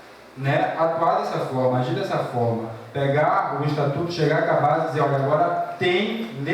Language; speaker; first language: Portuguese; native; Portuguese